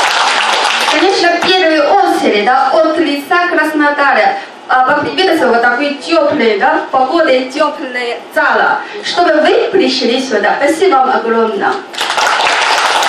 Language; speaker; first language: Russian; non-native, learner; Chinese